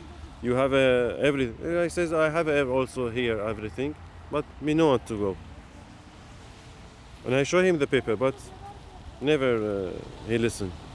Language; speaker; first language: English; non-native, learner; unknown